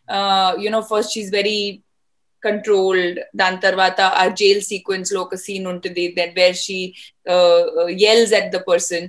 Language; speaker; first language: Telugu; non-native, fluent; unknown